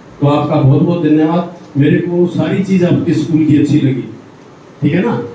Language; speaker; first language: Hindi; native; Hindi